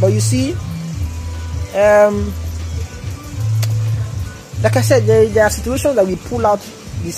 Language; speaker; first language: English; non-native, local second language; Nigerian Pidgin